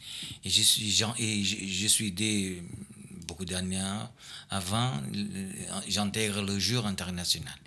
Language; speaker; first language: French; non-native, fluent; Portuguese